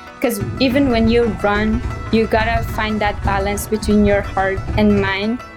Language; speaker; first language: English; non-native, fluent; Persian